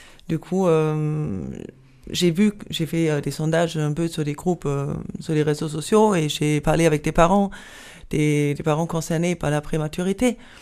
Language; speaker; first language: French; non-native, fluent; German